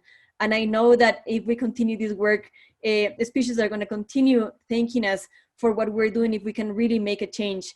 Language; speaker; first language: English; non-native, fluent; Spanish